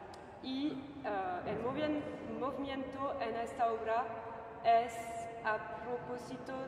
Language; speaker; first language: Spanish; non-native, fluent; French